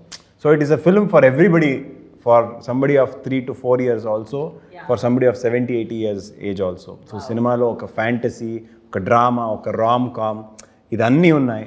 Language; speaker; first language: Telugu; non-native, learner; Kannada